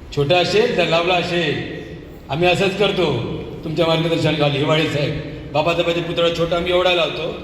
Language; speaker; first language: Marathi; native; Marathi